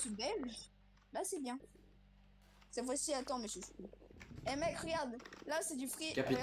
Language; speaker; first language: French; native; French